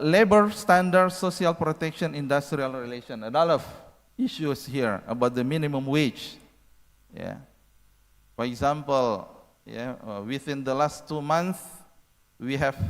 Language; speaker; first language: English; non-native, fluent; Indonesian